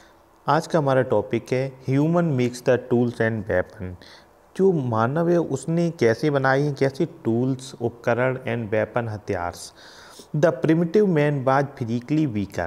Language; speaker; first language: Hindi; native; Hindi